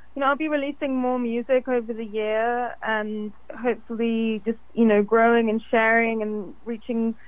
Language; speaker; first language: English; native; English